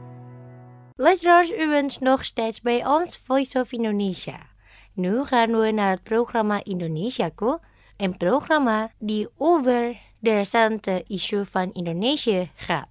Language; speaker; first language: Dutch; non-native, learner; Indonesian